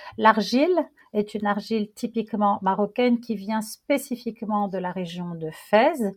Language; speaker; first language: French; non-native, local second language; Arabic